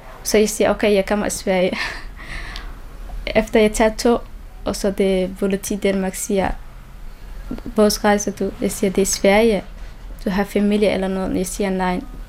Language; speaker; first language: Danish; non-native, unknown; Somali